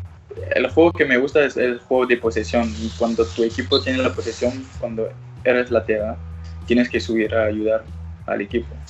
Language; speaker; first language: Spanish; early bilingual, other home language; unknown